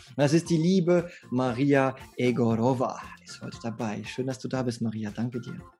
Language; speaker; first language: German; early bilingual, other home language; French